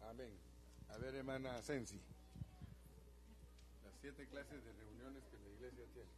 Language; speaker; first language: Spanish; native; Spanish